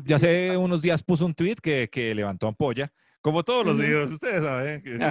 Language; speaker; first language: Spanish; native; Spanish